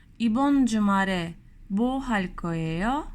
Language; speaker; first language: Korean; non-native, learner; Turkish